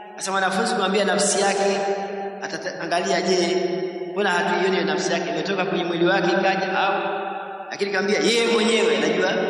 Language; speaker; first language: Swahili; native; Swahili